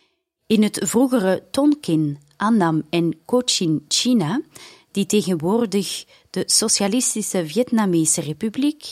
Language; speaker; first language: Dutch; native; Dutch